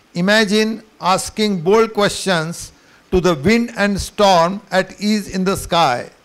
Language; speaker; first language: English; non-native, local second language; Marathi